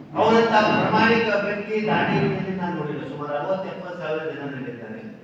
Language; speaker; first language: Kannada; non-native, local second language; Hindi